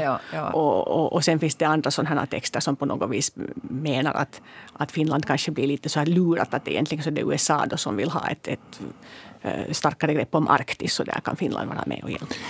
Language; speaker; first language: Swedish; native; Swedish